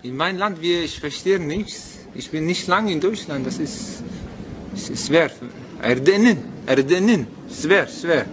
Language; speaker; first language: German; non-native, learner; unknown